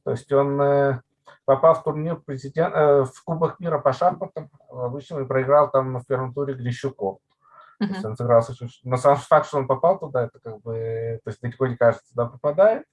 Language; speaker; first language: Russian; native; Russian